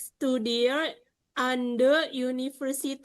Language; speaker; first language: Dutch; non-native, learner; Indonesian